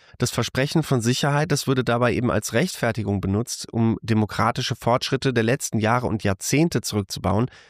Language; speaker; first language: German; native; German